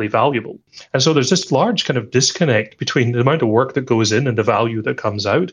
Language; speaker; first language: English; native; English